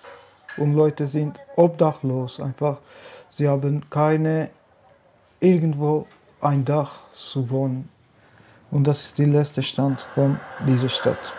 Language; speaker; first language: German; non-native, learner; Kurdish